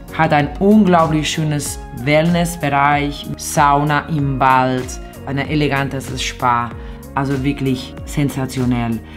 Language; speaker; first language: German; non-native, learner; Catalan